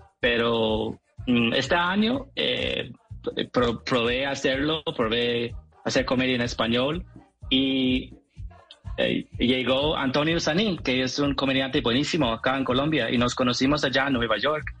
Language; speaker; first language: Spanish; non-native, fluent; English